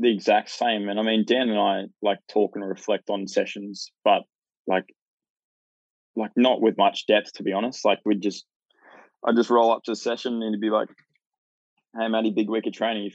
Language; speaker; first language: English; native; English